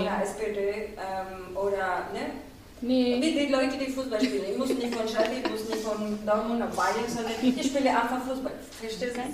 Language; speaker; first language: German; non-native, fluent; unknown